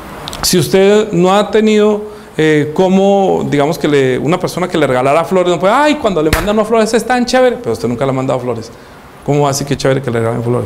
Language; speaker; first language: Spanish; native; Spanish